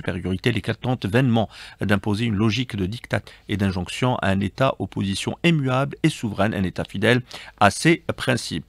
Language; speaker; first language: French; non-native, local second language; Arabic